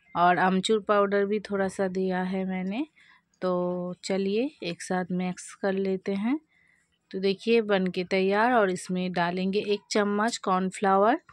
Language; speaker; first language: Hindi; non-native, local second language; Bangla